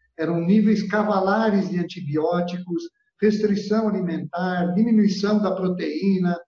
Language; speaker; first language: Portuguese; early bilingual, other home language; Italian